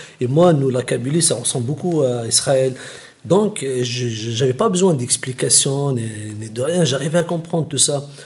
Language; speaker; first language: French; non-native, local second language; Kabyle